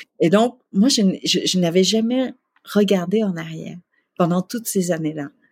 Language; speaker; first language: French; early bilingual, other home language; Vietnamese